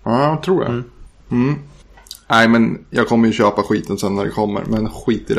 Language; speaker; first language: Swedish; native; Swedish